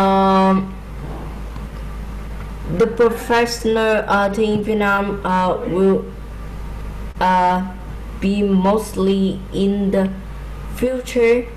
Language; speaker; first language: English; non-native, learner; Vietnamese